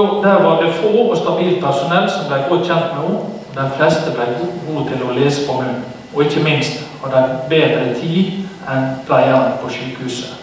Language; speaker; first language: Norwegian; native; Norwegian